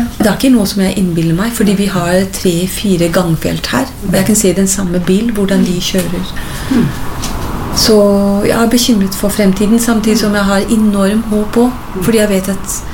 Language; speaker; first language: Norwegian; non-native, fluent; English